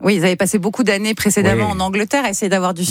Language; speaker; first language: French; native; French